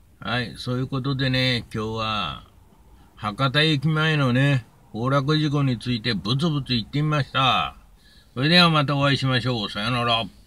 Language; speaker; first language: Japanese; native; Japanese